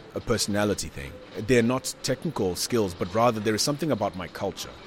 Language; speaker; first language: English; non-native, local second language; Shona